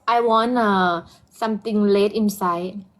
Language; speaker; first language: English; non-native, learner; Thai